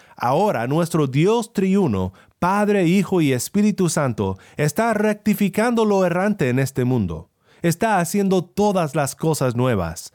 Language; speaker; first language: Spanish; non-native, fluent; English